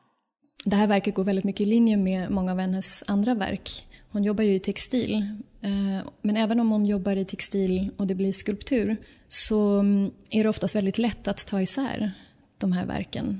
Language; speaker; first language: Swedish; native; Swedish